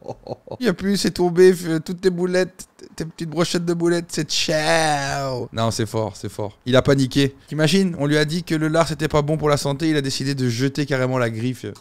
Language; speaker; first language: French; native; French